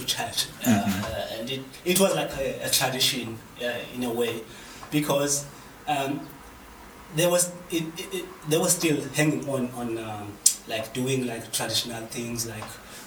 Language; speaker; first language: English; non-native, local second language; Xhosa